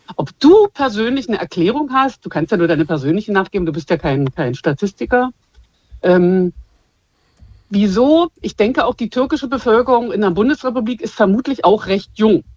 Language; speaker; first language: German; native; German